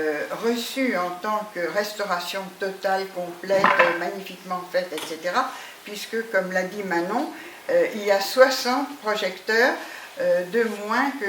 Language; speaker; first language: French; native; French